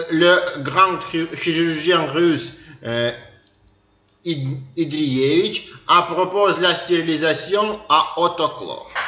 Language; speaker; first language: French; non-native, learner; Ukrainian